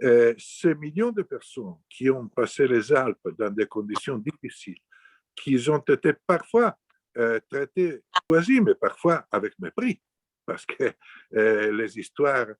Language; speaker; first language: French; non-native, fluent; Italian